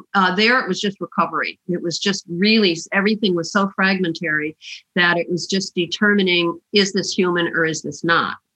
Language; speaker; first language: English; native; English